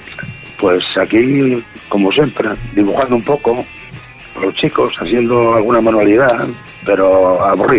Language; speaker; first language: Spanish; native; Spanish